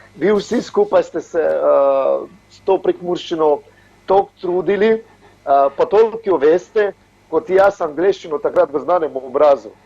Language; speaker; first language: Slovenian; native; Slovenian